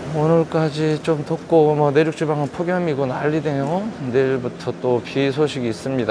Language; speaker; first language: Korean; native; Korean